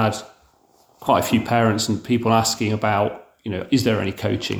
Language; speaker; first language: English; native; English